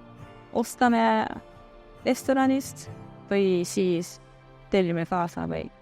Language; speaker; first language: Estonian; non-native, learner; Japanese